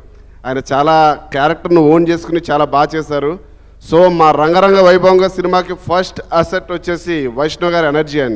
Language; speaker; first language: Telugu; native; Telugu